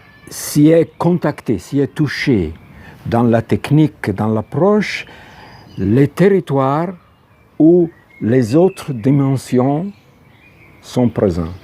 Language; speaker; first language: French; non-native, fluent; Italian